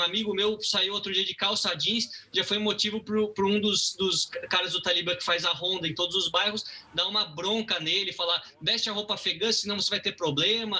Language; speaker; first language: Portuguese; native; Portuguese